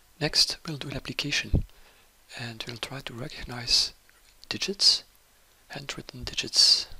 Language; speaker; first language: English; non-native, fluent; Dutch